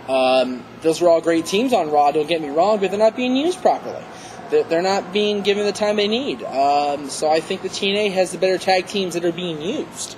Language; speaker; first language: English; native; English